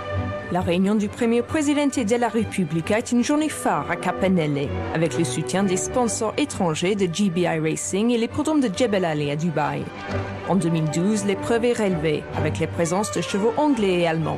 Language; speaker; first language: French; native; French